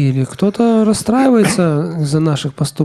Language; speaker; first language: Russian; native; Russian